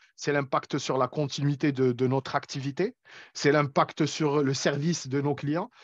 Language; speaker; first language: French; non-native, local second language; Arabic